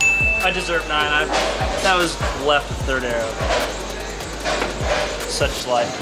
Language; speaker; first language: English; native; English